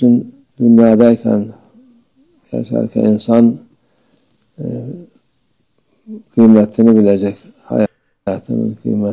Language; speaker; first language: Turkish; native; Turkish